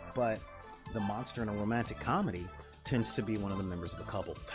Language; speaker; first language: English; native; English